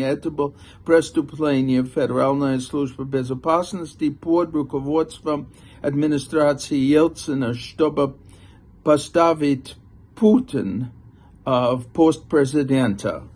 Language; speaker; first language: Russian; non-native, fluent; English